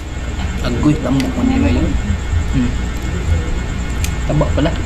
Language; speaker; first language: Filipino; non-native, local second language; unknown